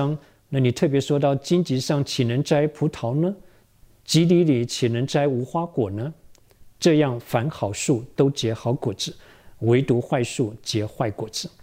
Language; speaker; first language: Chinese; native; Chinese